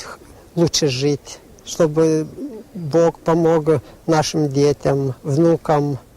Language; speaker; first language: Russian; non-native, local second language; Lithuanian